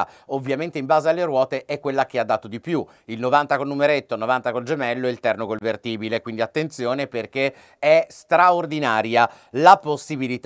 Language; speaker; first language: Italian; native; Italian